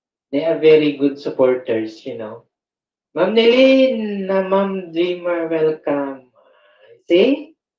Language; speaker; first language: English; non-native, local second language; Filipino